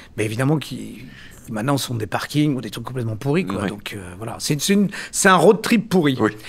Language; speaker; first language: French; native; French